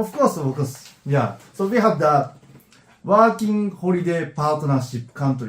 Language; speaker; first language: English; non-native, learner; Japanese